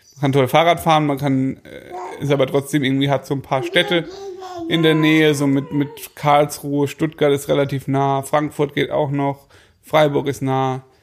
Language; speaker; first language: German; native; German